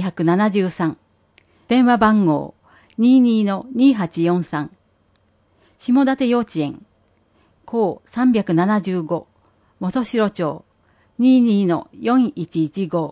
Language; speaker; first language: Japanese; native; Japanese